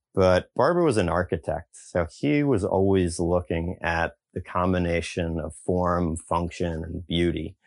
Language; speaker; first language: English; native; English